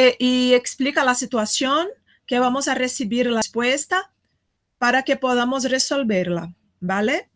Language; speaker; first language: Spanish; non-native, fluent; Portuguese